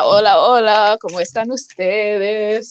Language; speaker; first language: Spanish; non-native, fluent; English